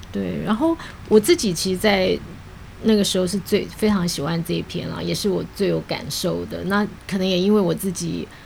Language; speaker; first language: Chinese; native; Chinese